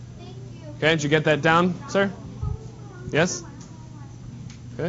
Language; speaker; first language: English; native; English